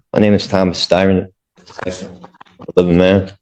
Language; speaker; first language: English; native; English